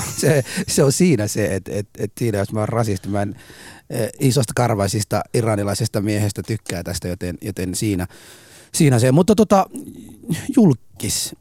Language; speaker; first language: Finnish; early bilingual, other home language; Arabic